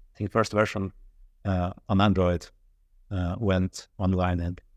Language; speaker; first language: English; non-native, fluent; Russian